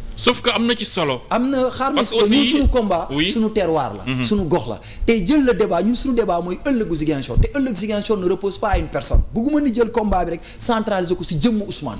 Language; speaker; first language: Wolof; non-native, local second language; Jola-Fonyi